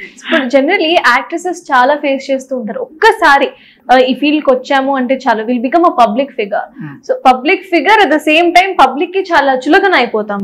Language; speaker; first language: Telugu; native; Telugu